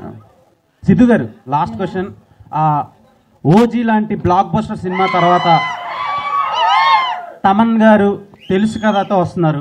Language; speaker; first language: Telugu; native; Telugu